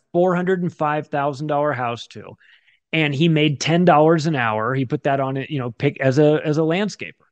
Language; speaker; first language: English; native; English